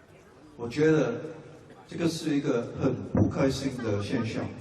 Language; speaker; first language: Chinese; non-native, local second language; English